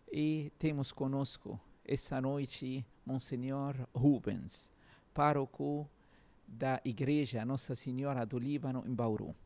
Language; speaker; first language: Portuguese; non-native, fluent; Arabic